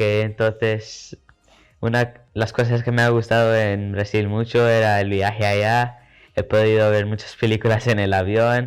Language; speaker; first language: Spanish; early bilingual, heritage; Spanish